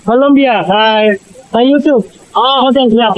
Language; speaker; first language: English; non-native, learner; Indonesian